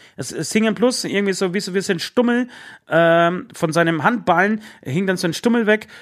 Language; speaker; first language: German; early bilingual, other home language; Polish